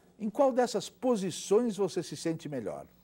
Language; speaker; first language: Portuguese; native; Portuguese